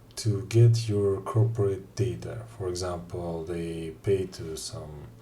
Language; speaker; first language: English; non-native, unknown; Russian